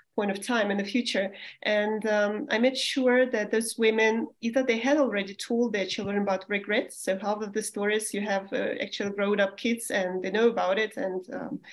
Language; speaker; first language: English; non-native, fluent; Russian